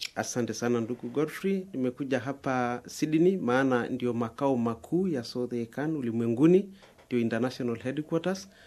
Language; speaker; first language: Swahili; non-native, local second language; Masai